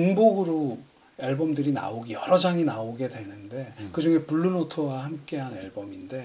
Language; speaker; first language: Korean; native; Korean